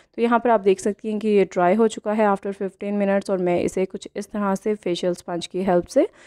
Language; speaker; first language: Hindi; native; Hindi